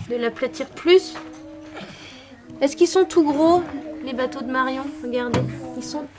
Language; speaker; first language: French; native; French